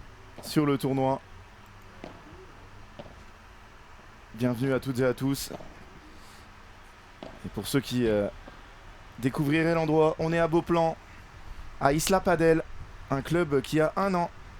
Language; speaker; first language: French; native; French